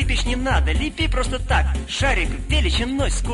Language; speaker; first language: Russian; native; Russian